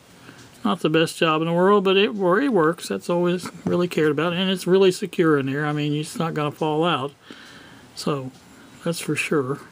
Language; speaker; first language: English; native; English